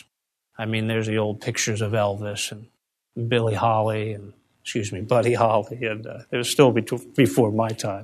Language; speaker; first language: English; native; English